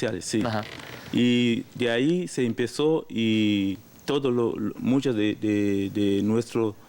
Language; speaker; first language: Spanish; non-native, learner; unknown